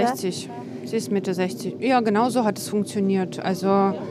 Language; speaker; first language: German; non-native, fluent; Russian